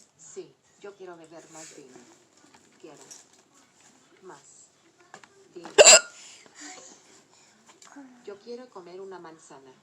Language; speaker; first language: Spanish; non-native, learner; English